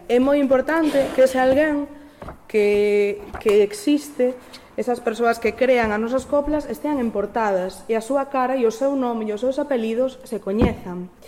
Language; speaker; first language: Galician; non-native, local second language; Spanish